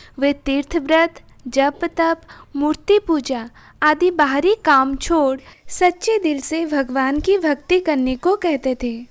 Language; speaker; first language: Hindi; non-native, local second language; Odia